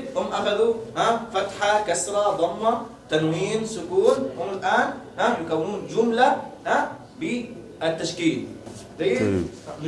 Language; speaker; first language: Arabic; non-native, learner; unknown